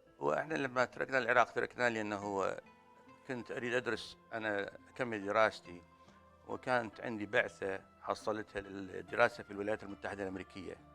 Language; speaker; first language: Arabic; native; Arabic